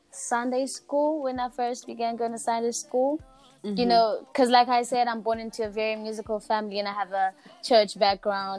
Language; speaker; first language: English; non-native, local second language; Zulu